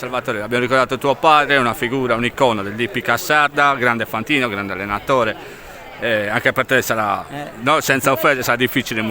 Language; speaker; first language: Italian; native; Italian